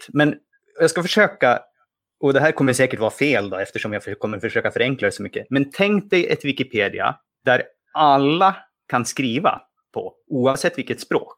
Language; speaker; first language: Swedish; native; Swedish